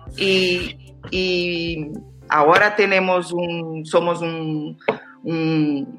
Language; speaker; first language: Spanish; non-native, learner; Portuguese